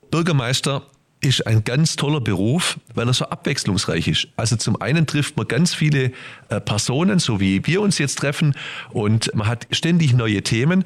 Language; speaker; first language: German; native; German